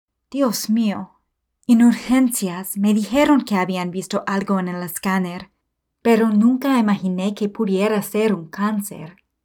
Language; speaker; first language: Spanish; non-native, fluent; English